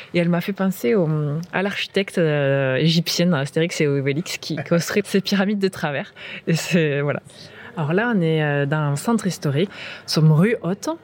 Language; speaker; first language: French; native; French